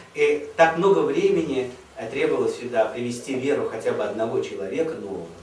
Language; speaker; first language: Russian; native; Russian